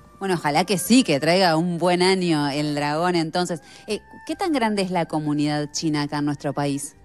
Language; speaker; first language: Spanish; native; Spanish